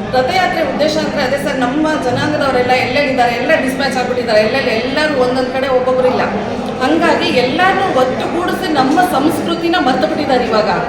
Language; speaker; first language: Kannada; non-native, local second language; Lambadi